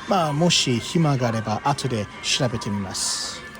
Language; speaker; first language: Japanese; non-native, fluent; English